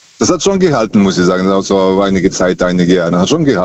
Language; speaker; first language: German; native; German